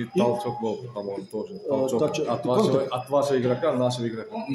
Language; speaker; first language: Russian; non-native, local second language; Uzbek